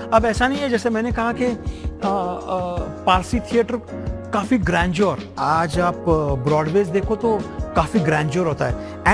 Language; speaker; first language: Hindi; non-native, local second language; Marathi